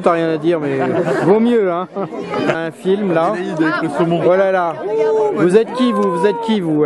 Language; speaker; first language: French; native; French